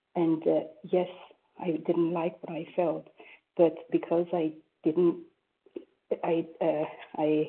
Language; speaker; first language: English; non-native, fluent; French